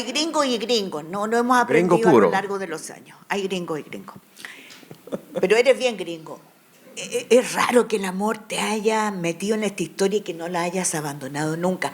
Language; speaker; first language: Spanish; native; Spanish